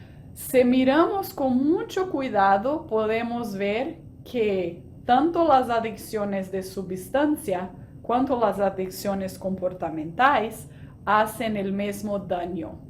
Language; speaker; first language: Spanish; non-native, fluent; Portuguese